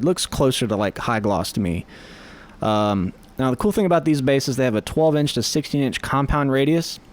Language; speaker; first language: English; native; English